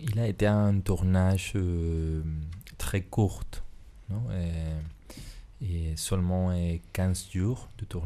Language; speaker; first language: French; non-native, fluent; Spanish